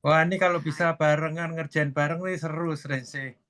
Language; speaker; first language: Indonesian; native; Indonesian